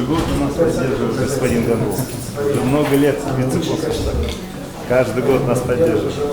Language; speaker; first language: Russian; native; Russian